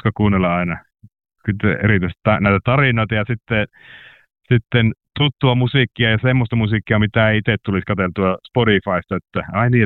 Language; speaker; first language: Finnish; native; Finnish